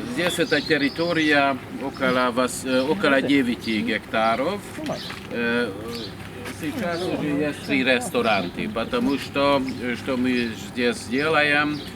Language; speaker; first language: Russian; non-native, learner; Hungarian